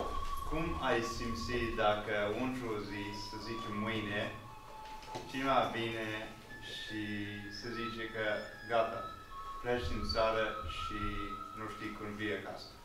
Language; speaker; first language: Romanian; non-native, fluent; English